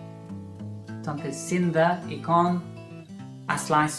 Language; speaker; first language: Spanish; non-native, fluent; English